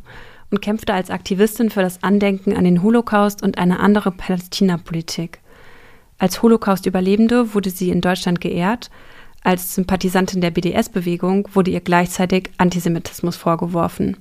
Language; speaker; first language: German; native; German